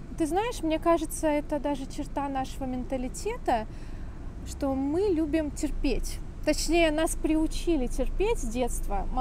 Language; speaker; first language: Russian; native; Russian